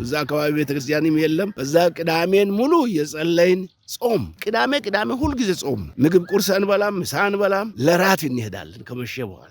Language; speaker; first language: Amharic; non-native, local second language; Oromo